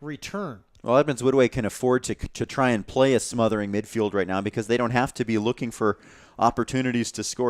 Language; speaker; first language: English; native; English